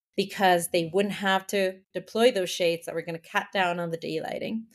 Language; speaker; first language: English; non-native, fluent; Spanish